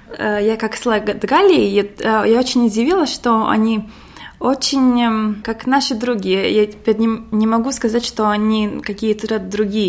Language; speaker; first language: Russian; non-native, local second language; Latvian